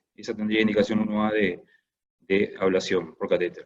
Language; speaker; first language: Spanish; native; Spanish